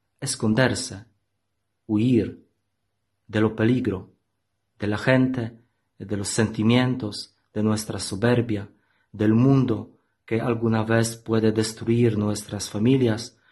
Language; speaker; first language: Spanish; non-native, learner; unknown